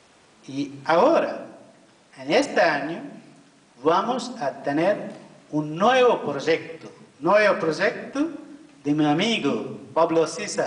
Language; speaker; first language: Spanish; non-native, fluent; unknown